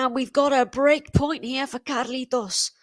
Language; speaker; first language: English; native; English